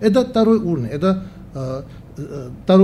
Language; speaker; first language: Russian; non-native, learner; Tibetan